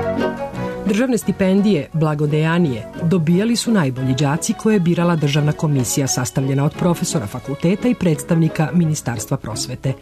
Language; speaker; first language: Serbian; native; Serbian